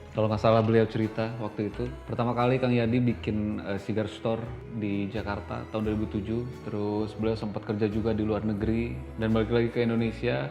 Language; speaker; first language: Indonesian; native; Indonesian